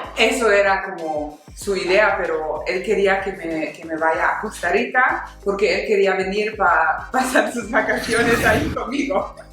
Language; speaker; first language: Spanish; non-native, fluent; German